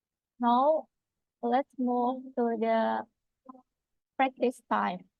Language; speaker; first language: English; non-native, fluent; Indonesian